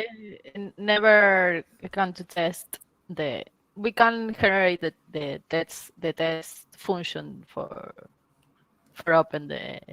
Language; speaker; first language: English; non-native, learner; Spanish